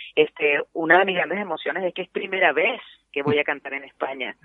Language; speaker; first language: Spanish; native; Spanish